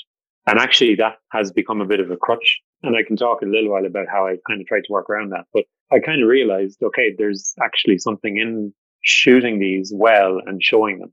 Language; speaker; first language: English; native; English